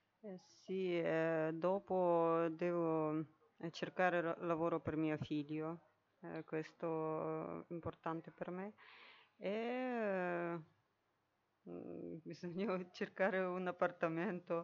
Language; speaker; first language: Italian; non-native, learner; Ukrainian